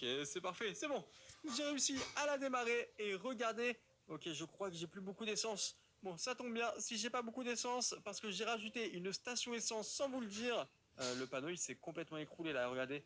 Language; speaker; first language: French; native; French